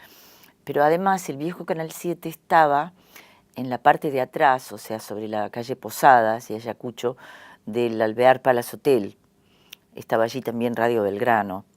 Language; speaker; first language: Spanish; native; Spanish